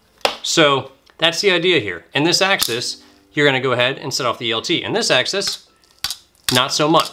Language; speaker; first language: English; native; English